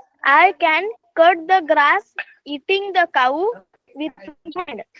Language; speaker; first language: English; non-native, learner; Marathi